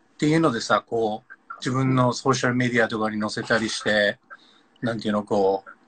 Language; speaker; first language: Japanese; native; Japanese